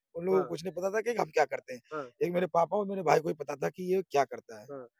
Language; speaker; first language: Hindi; native; Hindi